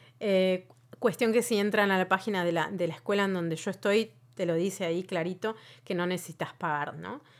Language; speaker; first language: Spanish; native; Spanish